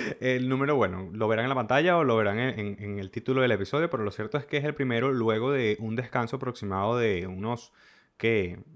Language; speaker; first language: Spanish; native; Spanish